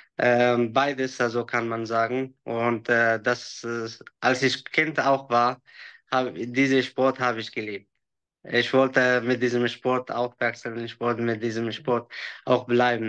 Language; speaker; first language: German; non-native, learner; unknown